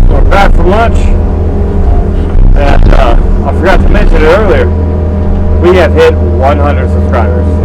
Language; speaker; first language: English; native; English